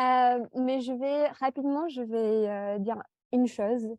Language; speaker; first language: French; non-native, fluent; English